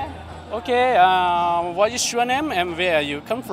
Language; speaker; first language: English; non-native, learner; Hmong